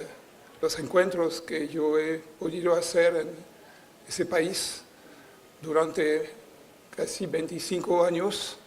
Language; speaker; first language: Spanish; non-native, fluent; French